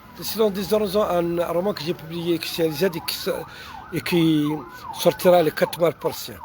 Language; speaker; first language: French; non-native, local second language; Arabic